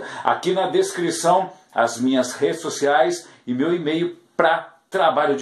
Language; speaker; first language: Portuguese; native; Portuguese